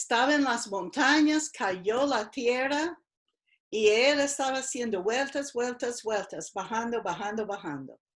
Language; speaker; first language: Spanish; non-native, fluent; English